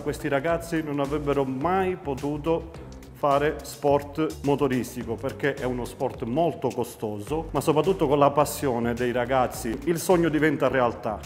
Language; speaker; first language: Italian; native; Italian